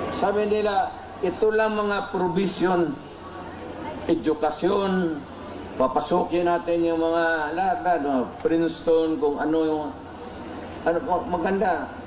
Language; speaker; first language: Filipino; non-native, local second language; Cebuano